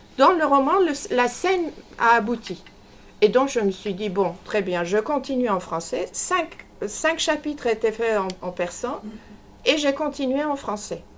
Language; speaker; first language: French; non-native, fluent; Persian